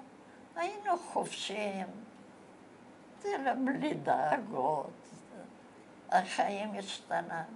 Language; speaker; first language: Hebrew; non-native, fluent; Bulgarian